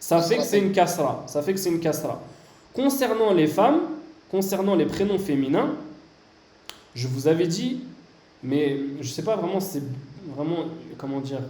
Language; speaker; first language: French; native; French